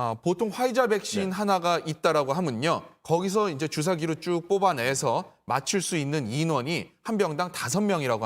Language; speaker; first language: Korean; native; Korean